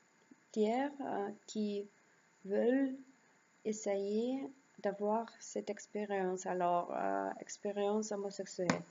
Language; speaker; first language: French; non-native, learner; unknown